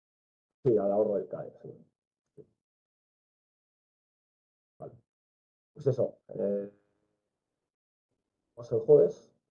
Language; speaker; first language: Spanish; native; Spanish